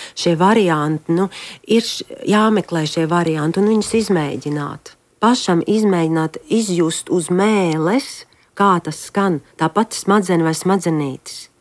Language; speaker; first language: Latvian; native; Latvian